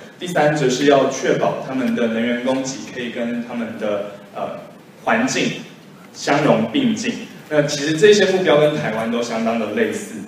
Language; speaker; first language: Chinese; native; Chinese